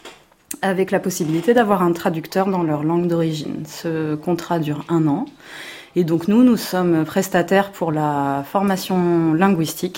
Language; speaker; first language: French; native; French